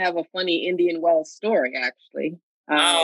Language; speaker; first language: English; native; English